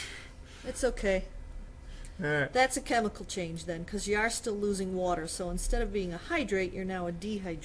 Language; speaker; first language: English; native; English